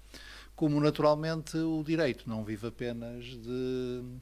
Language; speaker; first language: Portuguese; native; Portuguese